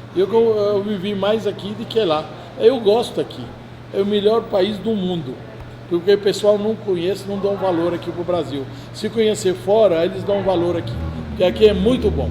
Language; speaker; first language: Portuguese; non-native, fluent; Arabic